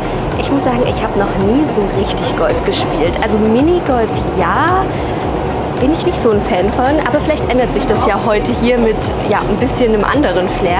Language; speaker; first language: German; native; German